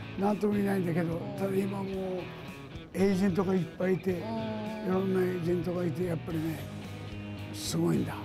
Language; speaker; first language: Japanese; native; Japanese